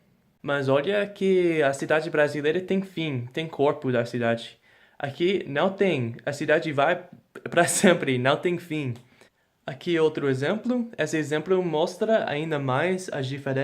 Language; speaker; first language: Portuguese; non-native, fluent; English